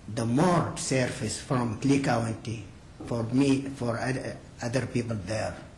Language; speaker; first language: English; non-native, learner; Arabic